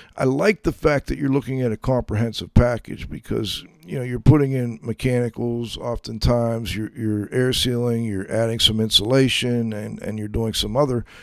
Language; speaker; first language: English; native; English